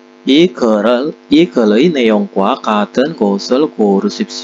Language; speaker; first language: Korean; non-native, fluent; Indonesian